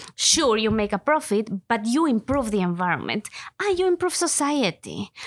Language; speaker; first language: English; non-native, fluent; Spanish